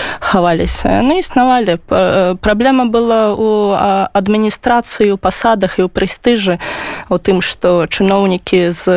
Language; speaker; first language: Belarusian; non-native, local second language; Russian